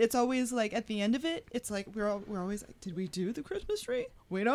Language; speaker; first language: English; native; English